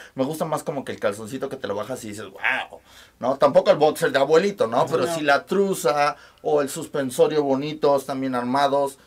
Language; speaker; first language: Spanish; native; Spanish